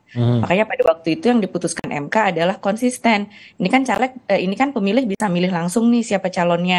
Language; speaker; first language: Indonesian; native; Indonesian